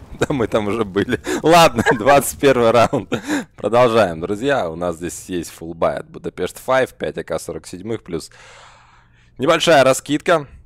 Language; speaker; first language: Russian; native; Russian